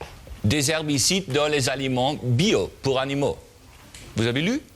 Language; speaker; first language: French; non-native, learner; German